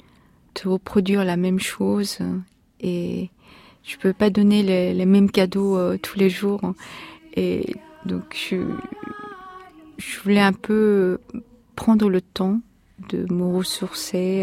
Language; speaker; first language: French; non-native, fluent; Korean